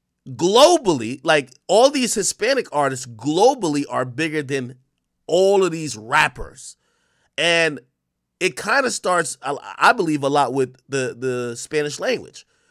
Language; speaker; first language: English; native; English